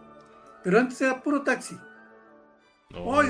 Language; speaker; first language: Spanish; native; Spanish